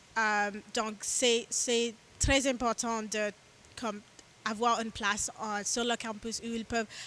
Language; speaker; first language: French; non-native, learner; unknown